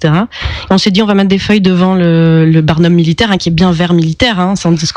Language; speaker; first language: French; native; French